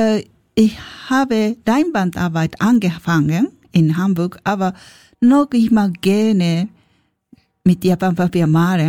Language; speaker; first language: German; non-native, learner; Japanese